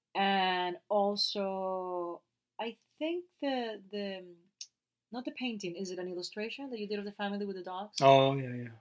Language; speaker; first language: English; non-native, fluent; Spanish